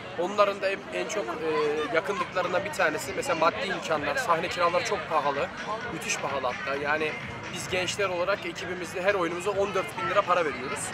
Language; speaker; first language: Turkish; native; Turkish